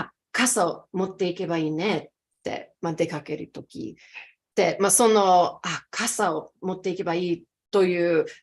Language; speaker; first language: Japanese; non-native, fluent; English